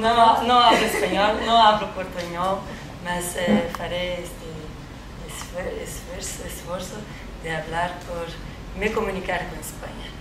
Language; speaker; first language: Spanish; non-native, learner; Portuguese